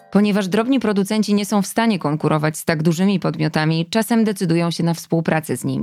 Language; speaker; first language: Polish; native; Polish